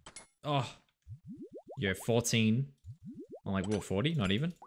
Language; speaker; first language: English; native; English